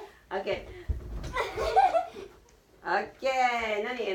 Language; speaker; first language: Japanese; non-native, learner; English